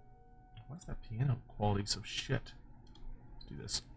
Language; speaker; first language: English; native; English